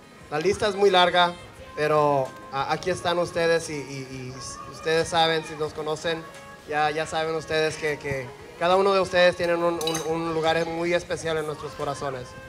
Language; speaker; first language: Spanish; native; Spanish